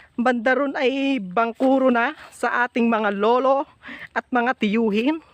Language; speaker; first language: Filipino; native; Filipino